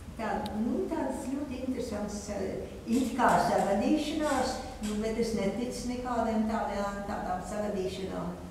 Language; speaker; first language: Latvian; native; Latvian